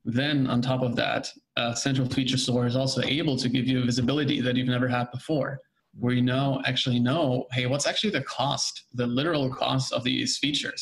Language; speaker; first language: English; non-native, fluent; German